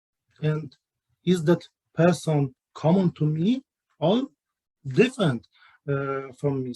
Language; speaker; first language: English; non-native, learner; Polish